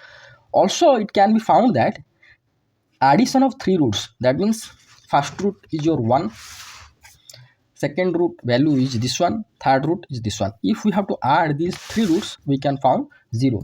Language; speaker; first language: English; non-native, local second language; Odia